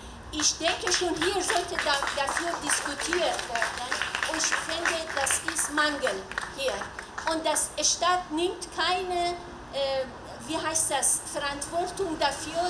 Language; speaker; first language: German; non-native, learner; Persian